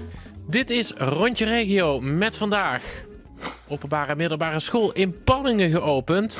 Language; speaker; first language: Dutch; native; Dutch